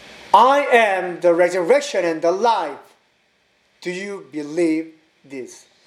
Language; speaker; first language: English; non-native, learner; Korean